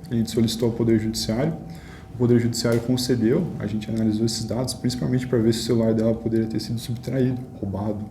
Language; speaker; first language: Portuguese; native; Portuguese